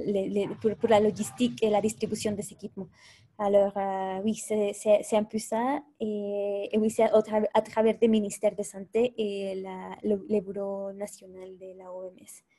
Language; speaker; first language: French; non-native, fluent; Spanish